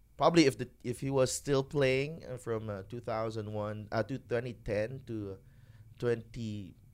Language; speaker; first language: English; non-native, local second language; Hiligaynon